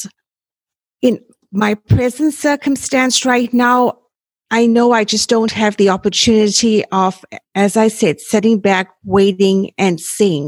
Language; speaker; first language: English; native; English